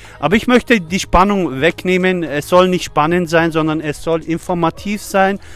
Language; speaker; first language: German; early bilingual, other home language; Turkish